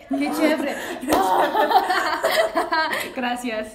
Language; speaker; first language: Spanish; non-native, learner; English